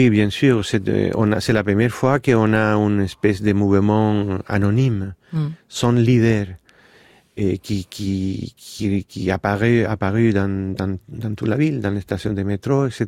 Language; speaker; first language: French; non-native, fluent; Spanish